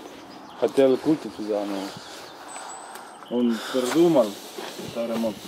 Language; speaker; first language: Russian; non-native, learner; Latvian